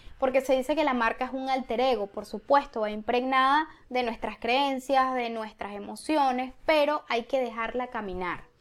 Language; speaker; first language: Spanish; native; Spanish